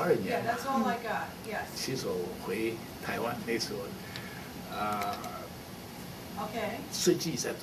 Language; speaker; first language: Chinese; non-native, local second language; Cantonese